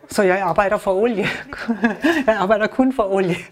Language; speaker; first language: Danish; non-native, learner; German